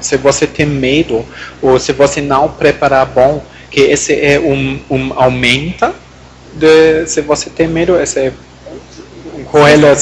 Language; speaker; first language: Portuguese; non-native, learner; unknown